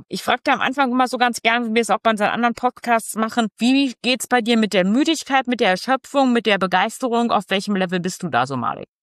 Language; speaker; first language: German; native; German